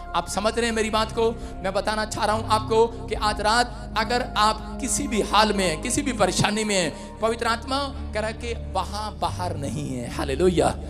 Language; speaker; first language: Hindi; non-native, local second language; Punjabi